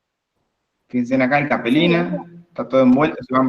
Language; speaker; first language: Spanish; native; Spanish